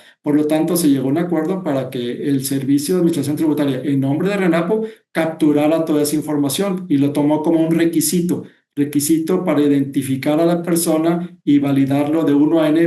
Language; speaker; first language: Spanish; native; Spanish